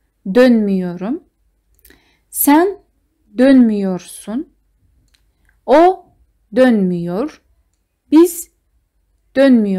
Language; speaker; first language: Turkish; non-native, fluent; Kazakh